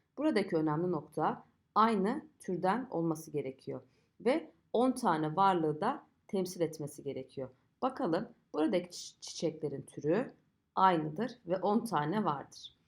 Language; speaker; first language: Turkish; native; Turkish